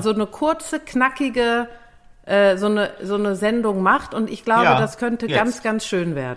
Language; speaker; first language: German; native; German